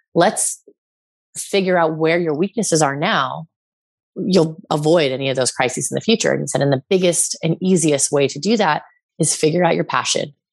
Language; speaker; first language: English; native; English